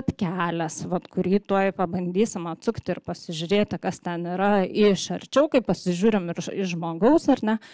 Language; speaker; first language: Lithuanian; native; Lithuanian